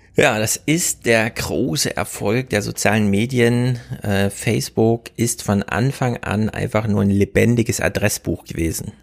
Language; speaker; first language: German; native; German